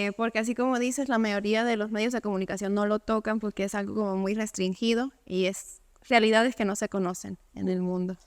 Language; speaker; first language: Spanish; native; Spanish